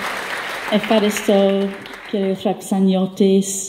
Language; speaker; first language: Greek; non-native, learner; English